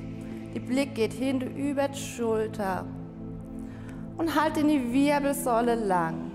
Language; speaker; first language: German; non-native, fluent; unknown